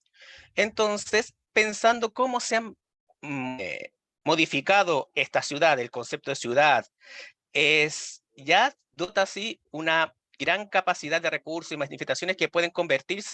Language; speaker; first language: Spanish; native; Spanish